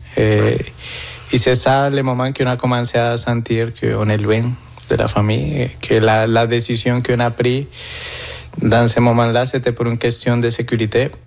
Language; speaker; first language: French; non-native, fluent; Spanish